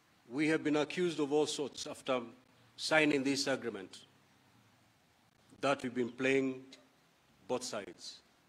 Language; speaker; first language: English; non-native, local second language; Giryama